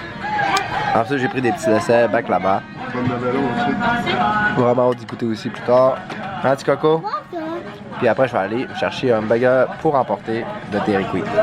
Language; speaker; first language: French; native; French